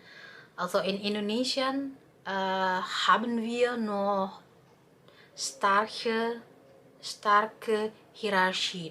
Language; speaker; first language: German; non-native, fluent; Indonesian